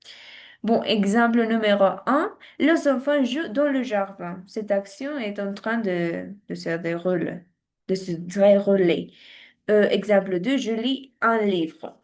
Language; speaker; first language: French; non-native, learner; Spanish